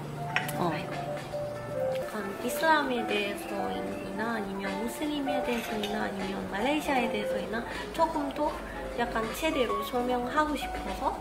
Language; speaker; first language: Korean; non-native, learner; Malay